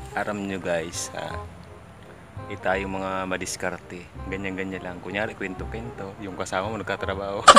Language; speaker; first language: Filipino; non-native, local second language; Bikol